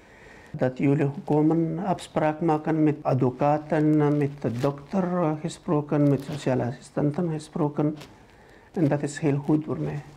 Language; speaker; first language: Dutch; non-native, learner; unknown